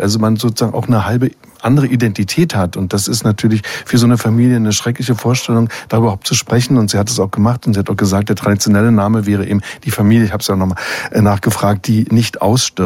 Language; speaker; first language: German; native; German